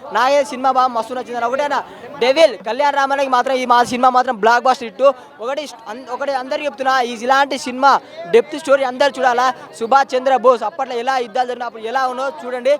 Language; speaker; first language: Telugu; native; Telugu